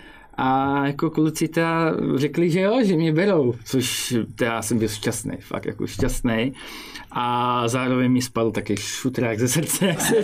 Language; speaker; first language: Czech; native; Czech